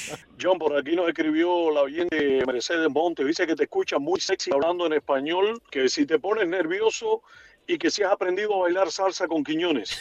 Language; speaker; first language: Spanish; native; Spanish